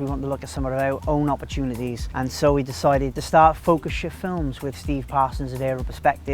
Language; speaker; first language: English; native; English